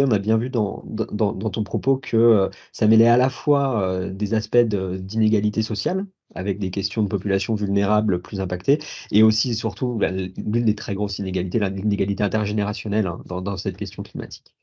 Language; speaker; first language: French; native; French